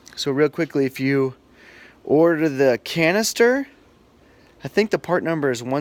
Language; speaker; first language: English; native; English